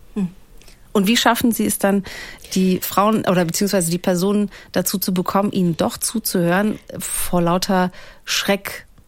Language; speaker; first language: German; native; German